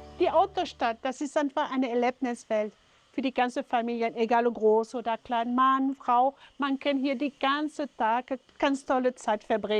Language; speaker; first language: German; non-native, fluent; French